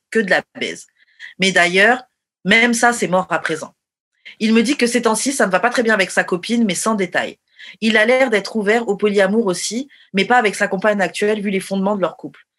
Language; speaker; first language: French; native; French